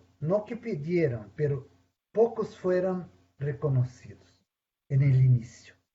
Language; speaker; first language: Spanish; non-native, fluent; Portuguese